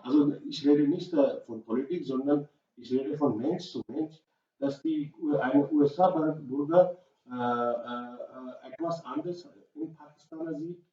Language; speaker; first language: German; non-native, learner; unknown